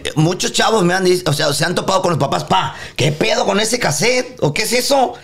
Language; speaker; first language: Spanish; native; Spanish